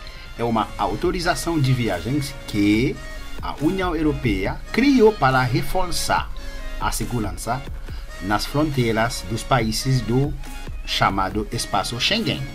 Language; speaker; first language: Portuguese; non-native, learner; Haitian Creole